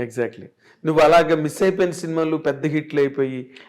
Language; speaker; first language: Telugu; native; Telugu